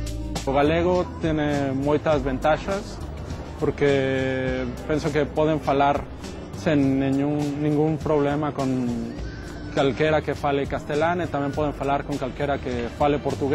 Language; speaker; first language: Galician; non-native, learner; Spanish